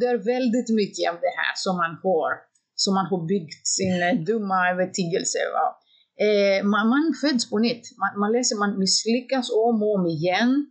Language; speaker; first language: Swedish; non-native, fluent; Greek